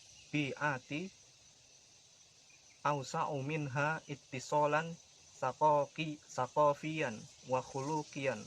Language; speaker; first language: Arabic; non-native, learner; Indonesian